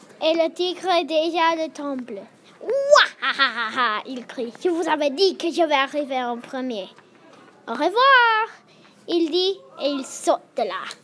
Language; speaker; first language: French; non-native, learner; English